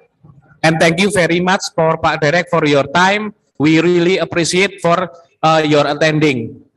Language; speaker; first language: English; non-native, learner; Indonesian